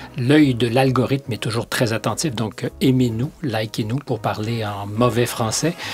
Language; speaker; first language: French; native; French